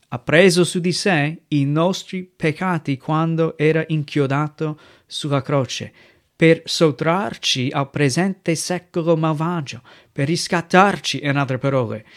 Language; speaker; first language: Italian; non-native, fluent; English